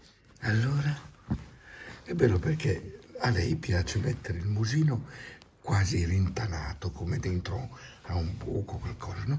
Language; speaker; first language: Italian; native; Italian